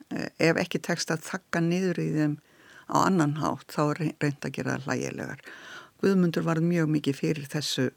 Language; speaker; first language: Icelandic; native; Icelandic